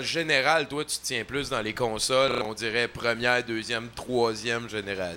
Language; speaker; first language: French; native; French